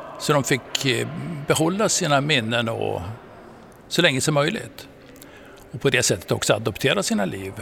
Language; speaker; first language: Swedish; native; Swedish